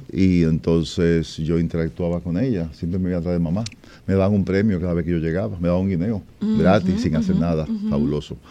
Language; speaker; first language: Spanish; native; Spanish